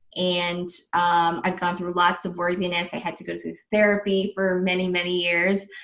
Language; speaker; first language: English; early bilingual, other home language; Filipino